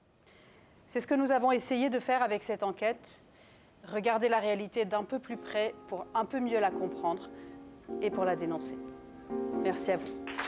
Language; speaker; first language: French; native; French